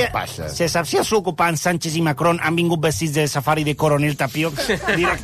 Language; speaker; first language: Catalan; native; Catalan